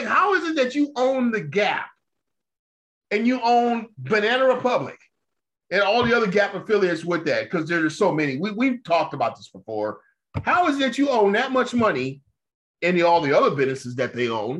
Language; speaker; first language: English; native; English